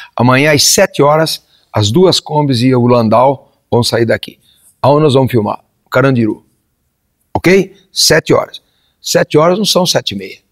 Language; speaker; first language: Portuguese; native; Portuguese